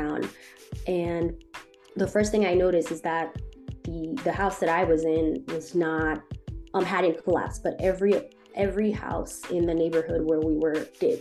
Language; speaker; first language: English; non-native, fluent; Haitian Creole